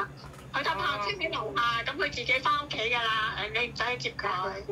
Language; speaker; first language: Cantonese; native; Cantonese